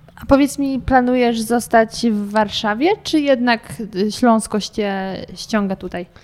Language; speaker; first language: Polish; native; Polish